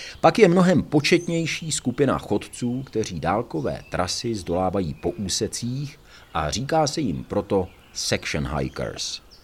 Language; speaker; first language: Czech; native; Czech